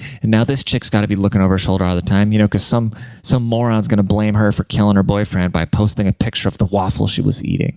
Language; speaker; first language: English; native; English